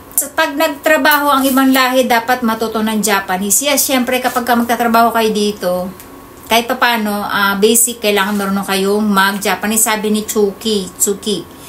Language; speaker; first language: Filipino; native; Filipino